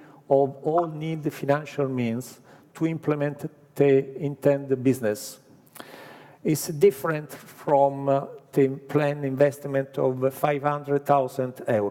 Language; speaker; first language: English; non-native, learner; Italian